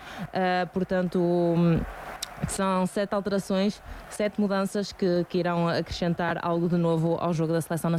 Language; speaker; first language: Portuguese; native; Portuguese